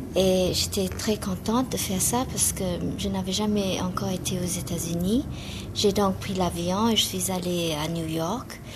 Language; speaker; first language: French; non-native, fluent; English